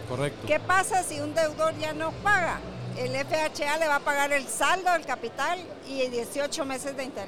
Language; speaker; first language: Spanish; native; Spanish